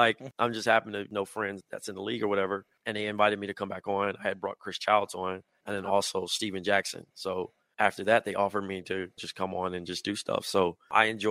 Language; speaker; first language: English; native; English